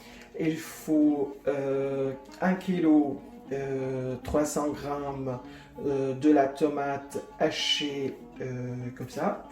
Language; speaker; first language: French; non-native, fluent; Arabic